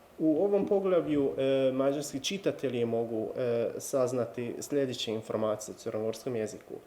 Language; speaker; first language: Bosnian; non-native, fluent; Hungarian